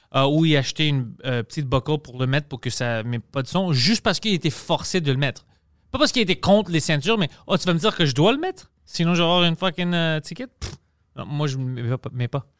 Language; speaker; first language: French; non-native, fluent; Greek